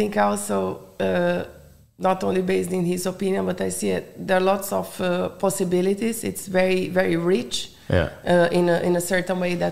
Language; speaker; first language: English; non-native, fluent; Portuguese